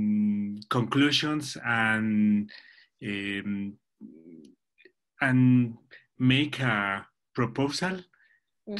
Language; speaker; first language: English; non-native, learner; Spanish